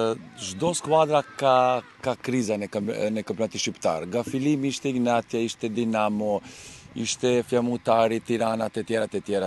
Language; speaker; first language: Albanian; non-native, learner; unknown